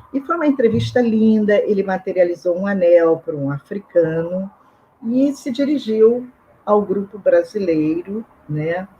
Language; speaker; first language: Portuguese; native; Portuguese